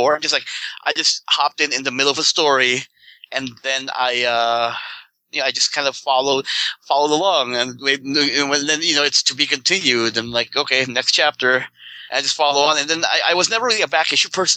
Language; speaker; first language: English; non-native, local second language; Filipino